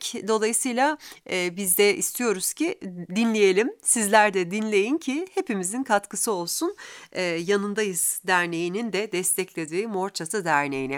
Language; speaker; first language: Turkish; native; Turkish